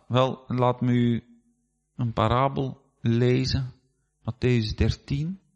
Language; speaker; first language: Dutch; native; Dutch